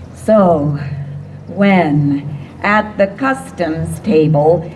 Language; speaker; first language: English; native; English